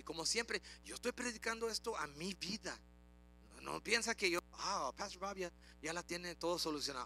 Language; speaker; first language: Spanish; early bilingual, heritage; Spanish